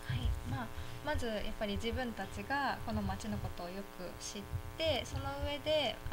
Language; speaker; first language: Japanese; native; Japanese